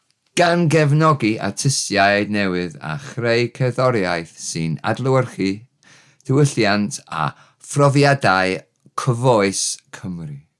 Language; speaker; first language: Welsh; non-native, learner; English